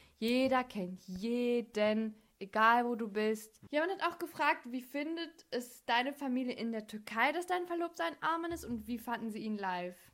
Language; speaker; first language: German; native; German